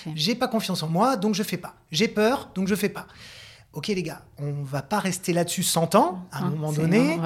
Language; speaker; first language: French; native; French